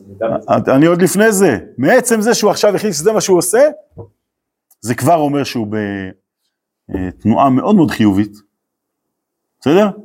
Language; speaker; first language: Hebrew; native; Hebrew